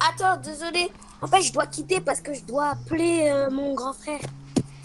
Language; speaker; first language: French; native; French